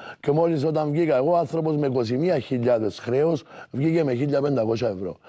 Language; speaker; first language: Greek; native; Greek